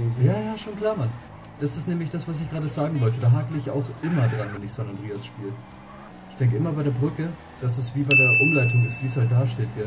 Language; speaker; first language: German; native; German